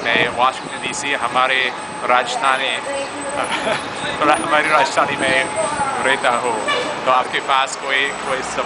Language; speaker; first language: Hindi; non-native, learner; English